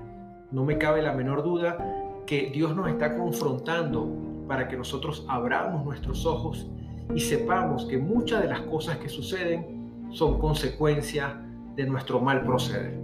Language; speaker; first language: Spanish; native; Spanish